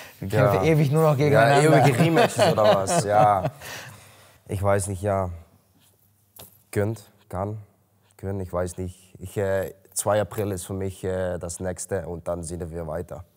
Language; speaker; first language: German; non-native, learner; Dutch